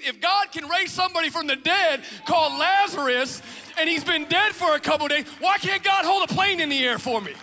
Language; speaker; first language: English; native; English